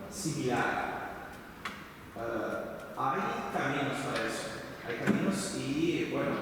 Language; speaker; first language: Spanish; non-native, fluent; Portuguese